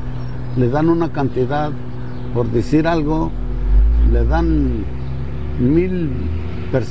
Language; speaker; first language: Spanish; native; Spanish